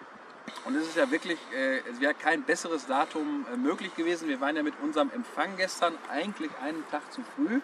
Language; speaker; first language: German; native; German